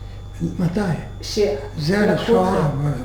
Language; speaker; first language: Hebrew; non-native, fluent; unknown